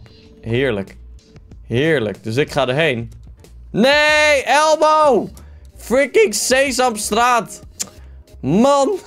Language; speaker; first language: Dutch; native; Dutch